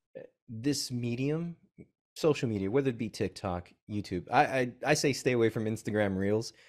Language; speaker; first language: English; native; English